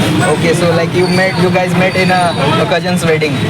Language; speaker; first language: English; non-native, local second language; Hindi